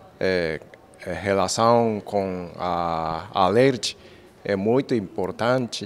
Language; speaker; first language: Portuguese; non-native, fluent; Japanese